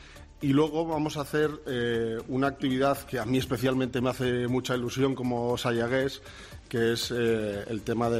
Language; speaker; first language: Spanish; native; Spanish